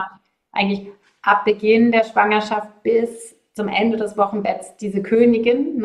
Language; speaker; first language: German; native; German